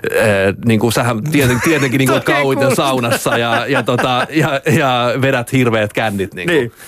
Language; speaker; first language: Finnish; early bilingual, heritage; Finnish